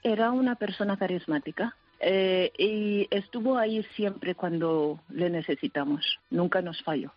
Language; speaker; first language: Spanish; early bilingual, heritage; Spanish